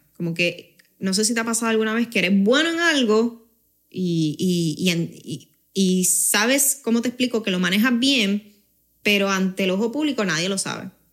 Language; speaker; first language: Spanish; native; Spanish